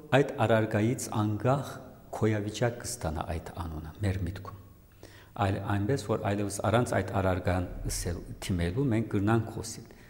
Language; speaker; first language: Armenian; native; Armenian